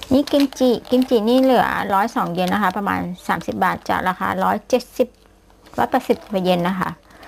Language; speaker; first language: Thai; native; Thai